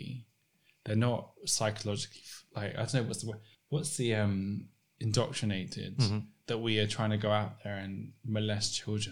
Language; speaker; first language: English; native; English